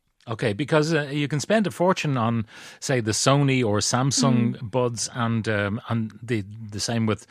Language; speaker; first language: English; native; English